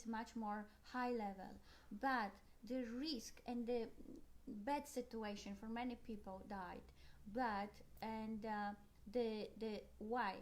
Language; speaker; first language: English; non-native, learner; Polish